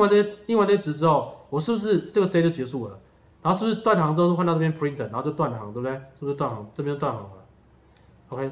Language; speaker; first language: Chinese; native; Chinese